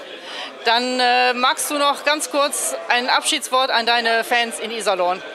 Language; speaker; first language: German; native; German